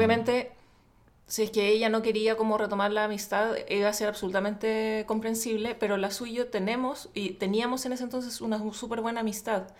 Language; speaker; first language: Spanish; native; Spanish